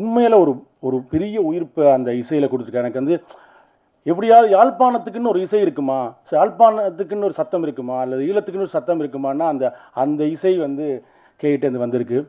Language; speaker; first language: Tamil; native; Tamil